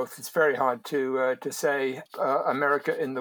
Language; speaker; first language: English; native; English